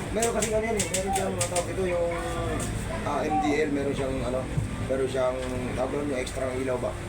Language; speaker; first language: Filipino; non-native, local second language; Cebuano